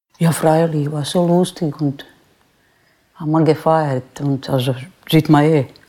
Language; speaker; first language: German; non-native, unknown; Croatian